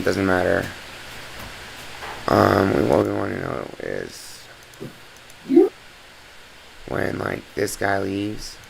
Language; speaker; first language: English; native; English